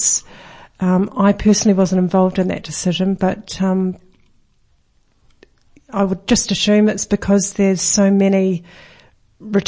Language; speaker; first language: English; native; English